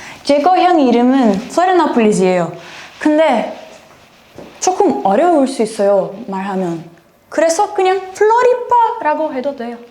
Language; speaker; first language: Korean; non-native, fluent; Portuguese